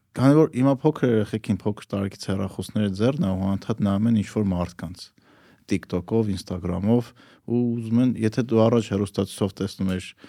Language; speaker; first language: Armenian; native; Armenian